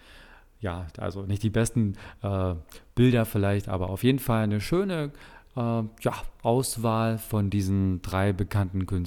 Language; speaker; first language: German; native; German